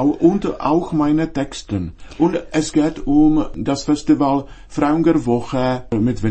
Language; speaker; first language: German; non-native, fluent; Czech